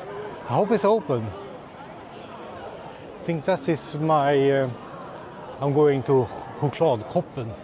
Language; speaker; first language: English; non-native, fluent; Swedish